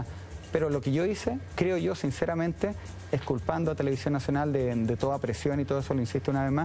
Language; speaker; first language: Spanish; native; Spanish